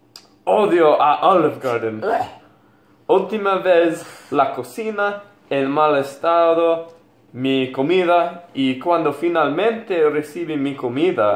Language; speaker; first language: Spanish; non-native, learner; English